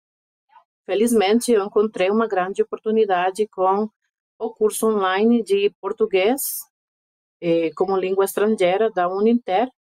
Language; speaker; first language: Portuguese; non-native, fluent; Spanish